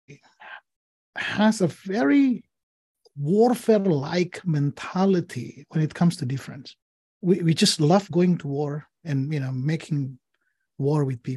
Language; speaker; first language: English; non-native, fluent; Indonesian